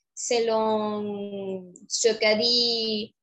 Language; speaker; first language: French; non-native, fluent; Spanish